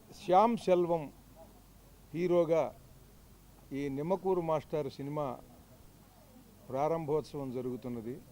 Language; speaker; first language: Telugu; native; Telugu